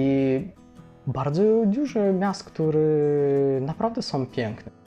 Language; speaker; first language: Polish; non-native, fluent; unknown